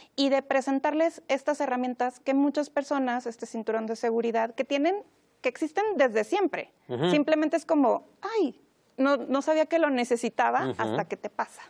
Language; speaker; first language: Spanish; native; Spanish